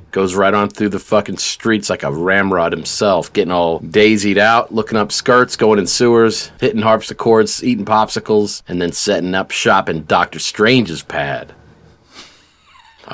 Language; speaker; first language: English; native; English